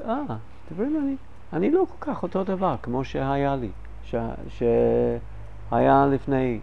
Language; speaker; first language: Hebrew; non-native, fluent; English